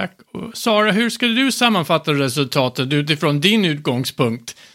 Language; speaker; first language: Swedish; non-native, fluent; English